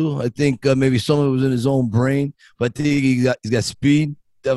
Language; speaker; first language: English; native; English